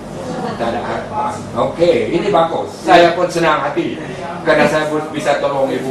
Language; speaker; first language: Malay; non-native, local second language; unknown